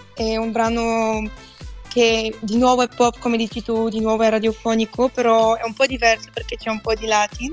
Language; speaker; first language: Italian; non-native, fluent; Bulgarian